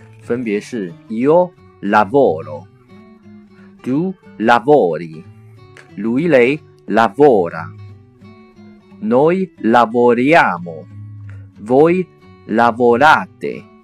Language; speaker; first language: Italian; non-native, fluent; Chinese